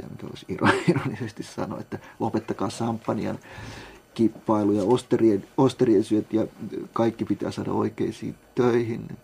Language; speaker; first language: Finnish; native; Finnish